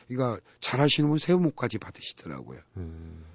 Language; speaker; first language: Korean; native; Korean